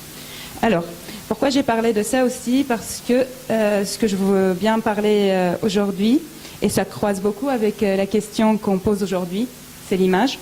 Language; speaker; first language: French; non-native, fluent; Arabic